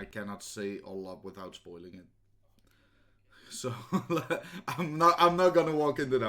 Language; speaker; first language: English; non-native, fluent; Dutch